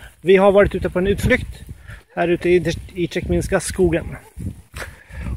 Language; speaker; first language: Swedish; native; Swedish